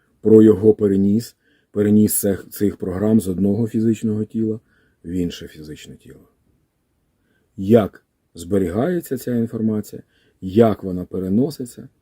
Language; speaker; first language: Ukrainian; native; Ukrainian